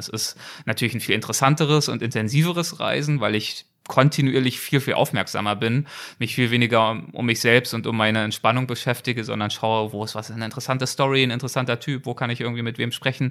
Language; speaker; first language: German; native; German